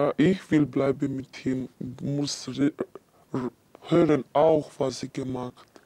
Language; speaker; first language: German; non-native, learner; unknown